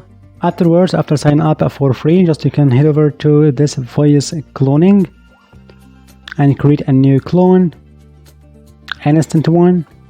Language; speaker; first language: English; non-native, fluent; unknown